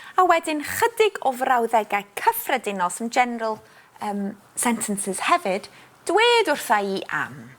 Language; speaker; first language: Welsh; native; Welsh